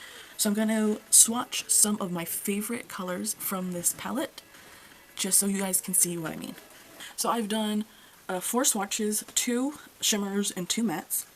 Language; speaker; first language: English; native; English